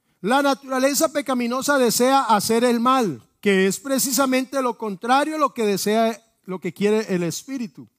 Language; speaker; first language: Spanish; native; Spanish